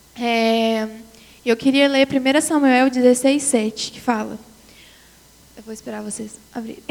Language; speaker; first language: Portuguese; native; Portuguese